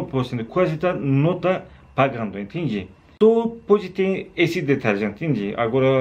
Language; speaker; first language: Portuguese; non-native, learner; Turkish